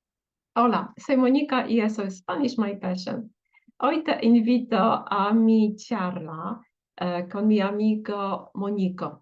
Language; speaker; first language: Spanish; non-native, fluent; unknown